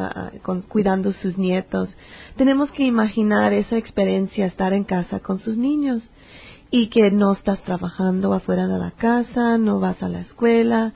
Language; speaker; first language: Spanish; early bilingual, heritage; English